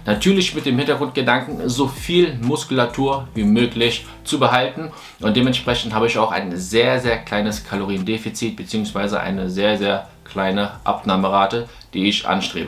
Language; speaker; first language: German; native; German